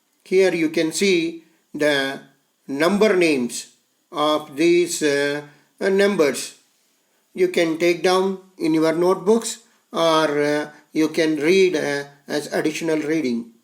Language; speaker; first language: English; non-native, local second language; Telugu